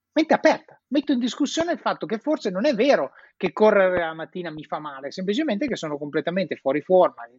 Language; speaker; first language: Italian; native; Italian